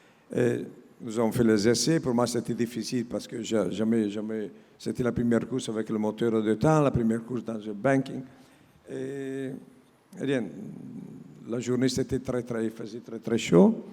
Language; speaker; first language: French; non-native, learner; Italian